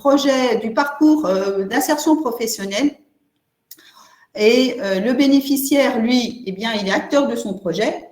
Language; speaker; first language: French; native; French